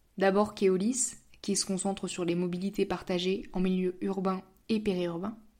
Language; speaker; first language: French; native; French